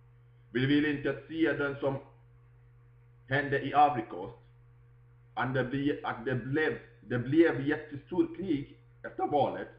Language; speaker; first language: Swedish; non-native, fluent; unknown